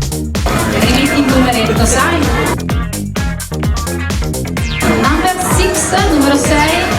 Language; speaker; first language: Italian; native; Italian